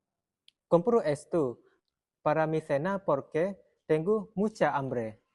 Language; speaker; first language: Spanish; non-native, learner; Malay